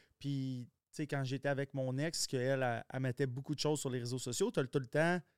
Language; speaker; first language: French; native; French